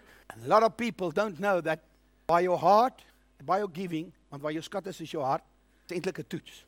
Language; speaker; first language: English; non-native, local second language; Afrikaans